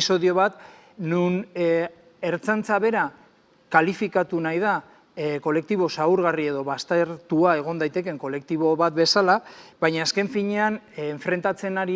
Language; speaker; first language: Basque; native; Basque